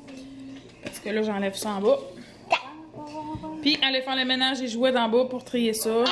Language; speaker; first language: French; native; French